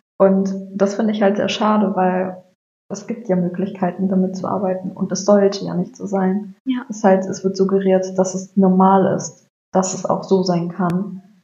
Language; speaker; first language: German; native; German